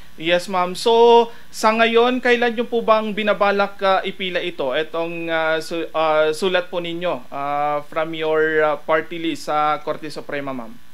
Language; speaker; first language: Filipino; non-native, local second language; Iloko